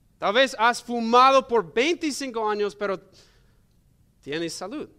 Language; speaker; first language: Spanish; non-native, learner; English